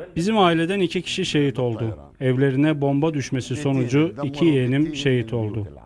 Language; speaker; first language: Turkish; non-native, fluent; Arabic